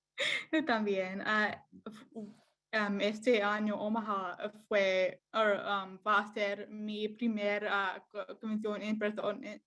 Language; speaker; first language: Spanish; non-native, learner; English